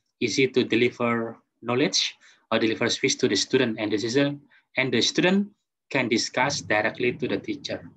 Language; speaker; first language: English; non-native, fluent; Indonesian